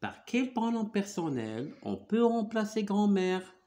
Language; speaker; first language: French; non-native, local second language; Arabic